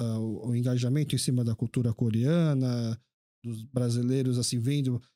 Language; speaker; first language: Portuguese; early bilingual, other home language; Korean